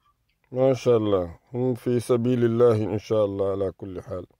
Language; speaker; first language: Arabic; non-native, fluent; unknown